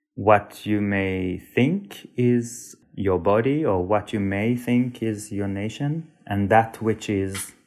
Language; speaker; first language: English; non-native, fluent; Hebrew